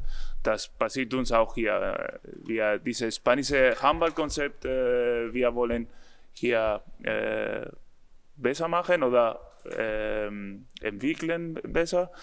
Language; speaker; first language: German; non-native, learner; Spanish